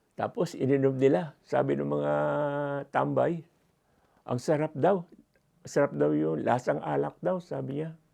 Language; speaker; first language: Filipino; non-native, local second language; Pampanga